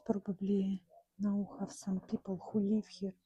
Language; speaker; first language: English; non-native, learner; Russian